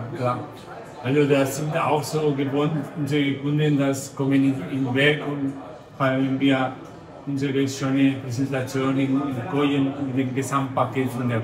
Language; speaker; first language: German; non-native, learner; Spanish